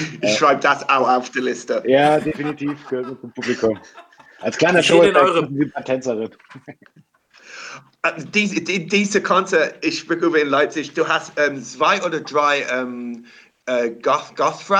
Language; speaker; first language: German; non-native, learner; English